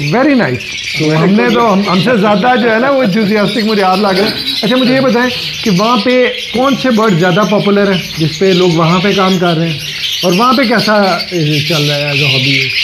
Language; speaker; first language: Urdu; non-native, local second language; Punjabi